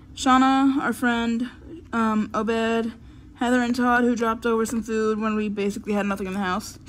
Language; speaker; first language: English; native; English